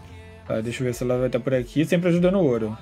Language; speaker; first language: Portuguese; native; Portuguese